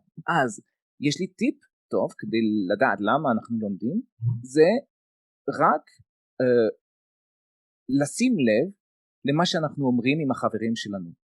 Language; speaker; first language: Hebrew; non-native, fluent; French